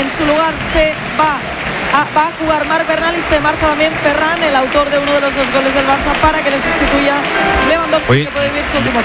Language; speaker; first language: Spanish; native; Spanish